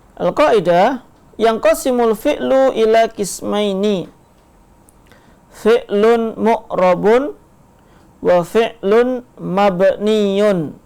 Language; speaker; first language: Arabic; non-native, fluent; Indonesian